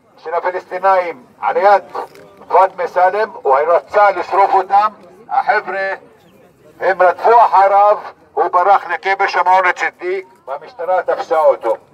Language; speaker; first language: Hebrew; non-native, local second language; Arabic